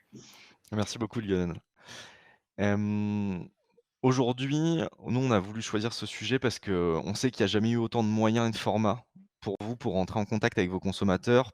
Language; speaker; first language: French; native; French